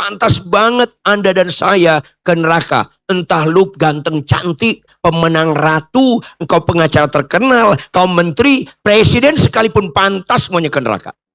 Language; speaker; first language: Indonesian; native; Indonesian